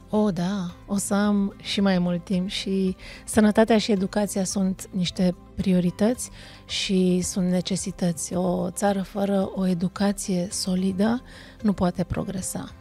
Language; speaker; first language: Romanian; native; Romanian